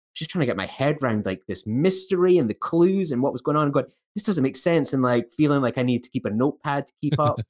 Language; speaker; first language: English; native; English